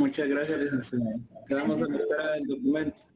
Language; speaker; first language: Spanish; native; Spanish